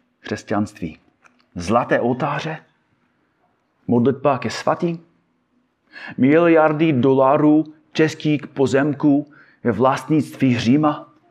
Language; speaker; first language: Czech; non-native, fluent; English